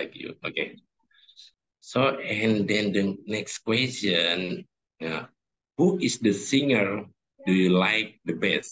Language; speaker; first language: English; non-native, fluent; Indonesian